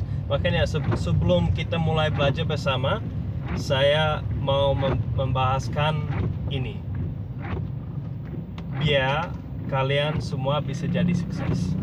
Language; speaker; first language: Indonesian; non-native, fluent; English